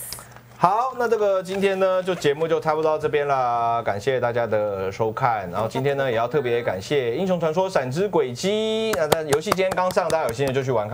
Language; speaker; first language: Chinese; native; Chinese